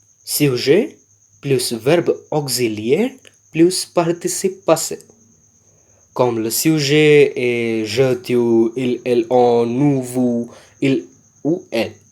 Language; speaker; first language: French; non-native, learner; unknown